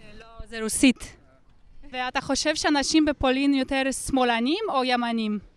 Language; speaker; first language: Hebrew; non-native, fluent; Polish